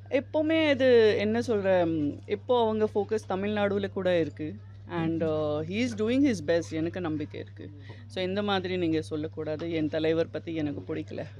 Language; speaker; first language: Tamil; non-native, fluent; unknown